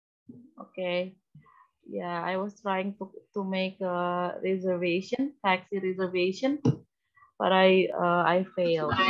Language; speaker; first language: English; non-native, fluent; Indonesian